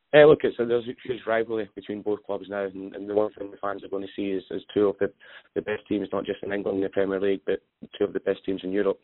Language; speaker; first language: English; native; English